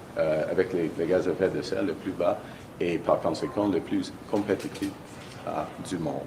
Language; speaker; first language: French; non-native, local second language; English